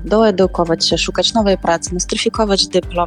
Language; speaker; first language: Polish; non-native, fluent; Ukrainian